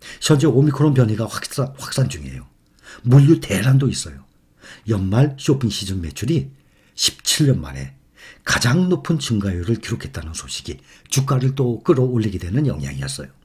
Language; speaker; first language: Korean; native; Korean